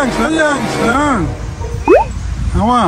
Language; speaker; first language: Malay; non-native, learner; Spanish